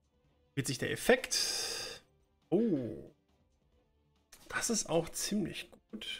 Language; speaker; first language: German; native; German